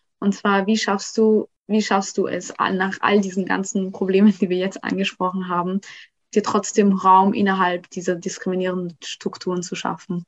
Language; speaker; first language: German; early bilingual, other home language; Somali